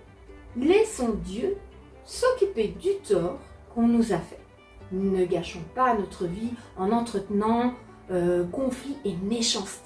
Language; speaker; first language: French; native; French